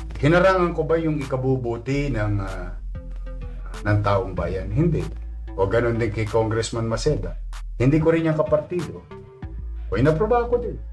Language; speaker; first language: Filipino; native; Filipino